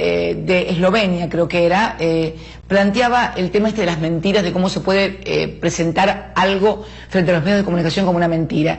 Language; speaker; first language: Spanish; native; Spanish